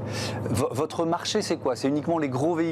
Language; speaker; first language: French; native; French